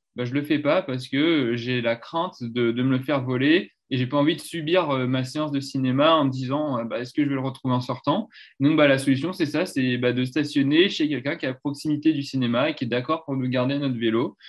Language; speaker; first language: French; native; French